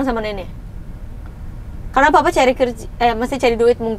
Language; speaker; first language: Indonesian; non-native, fluent; Japanese